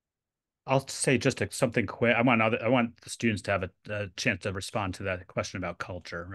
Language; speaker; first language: English; native; English